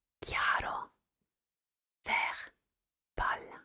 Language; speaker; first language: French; non-native, fluent; Italian